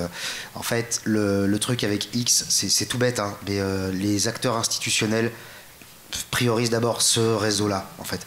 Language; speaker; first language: French; native; French